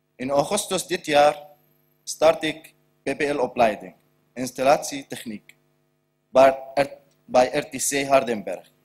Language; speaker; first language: Dutch; non-native, learner; Arabic